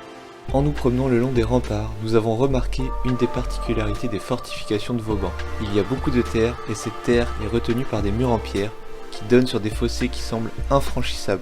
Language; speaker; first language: French; native; French